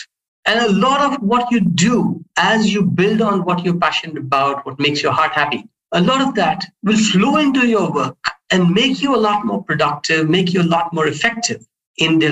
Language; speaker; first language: English; non-native, local second language; Hindi